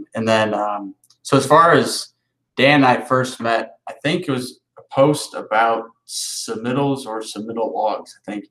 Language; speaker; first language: English; native; English